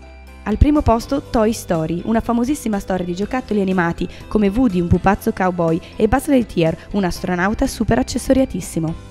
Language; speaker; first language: Italian; native; Italian